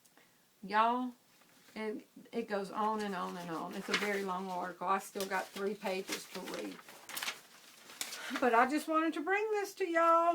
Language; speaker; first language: English; native; English